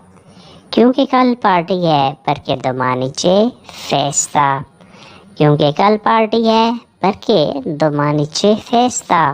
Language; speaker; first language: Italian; non-native, learner; Urdu